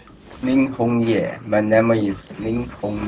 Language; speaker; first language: English; non-native, learner; Chinese